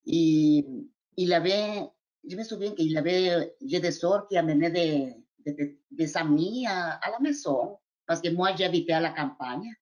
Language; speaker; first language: French; non-native, fluent; Spanish